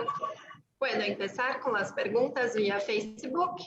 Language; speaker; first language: Spanish; non-native, learner; Portuguese